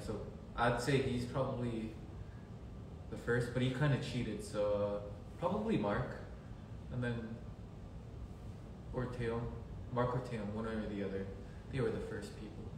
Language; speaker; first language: English; early bilingual, other home language; Korean